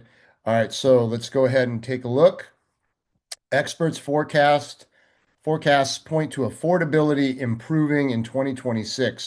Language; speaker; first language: English; native; English